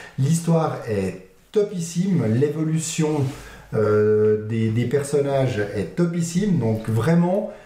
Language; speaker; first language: French; native; French